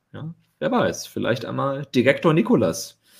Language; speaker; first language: German; native; German